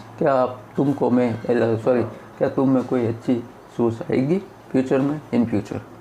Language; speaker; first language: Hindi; non-native, local second language; Gujarati